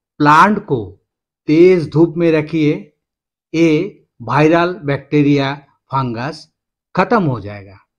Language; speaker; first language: Hindi; non-native, local second language; Bangla